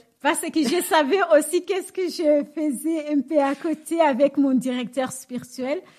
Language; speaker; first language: French; non-native, local second language; Swahili